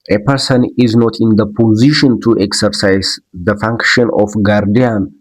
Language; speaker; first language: English; non-native, local second language; Amharic